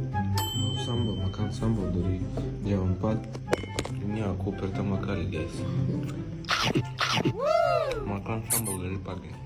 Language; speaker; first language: Indonesian; non-native, learner; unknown